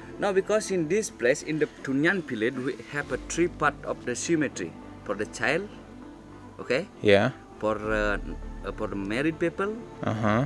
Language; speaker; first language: English; non-native, learner; Indonesian